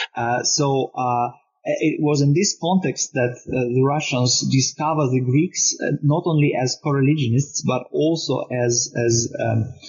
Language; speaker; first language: English; non-native, fluent; Romanian